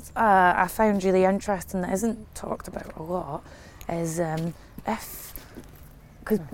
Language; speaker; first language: English; native; English